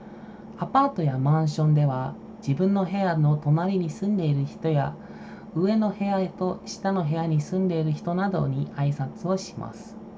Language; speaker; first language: Japanese; non-native, fluent; Indonesian